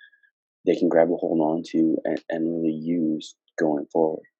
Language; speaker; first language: English; native; English